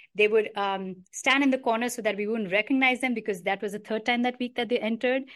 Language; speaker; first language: English; non-native, local second language; Hindi